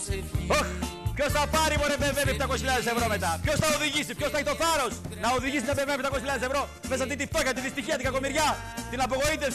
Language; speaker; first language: Greek; native; Greek